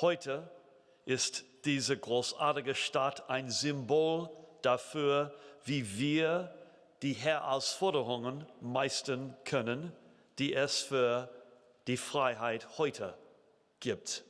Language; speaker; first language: German; non-native, fluent; English